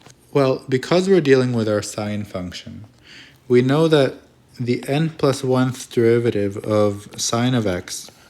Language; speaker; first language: English; native; English